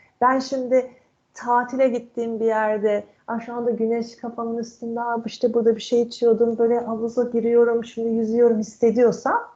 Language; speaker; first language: Turkish; native; Turkish